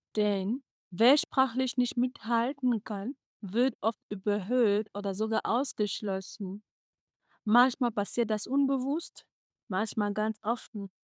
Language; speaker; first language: German; non-native, fluent; French